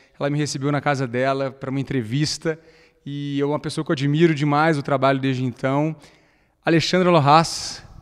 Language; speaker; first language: Portuguese; native; Portuguese